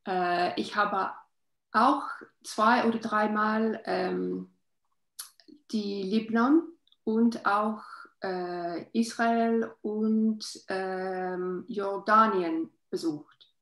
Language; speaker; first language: German; non-native, learner; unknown